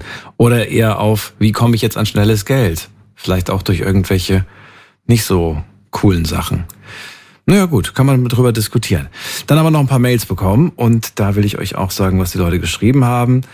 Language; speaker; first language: German; native; German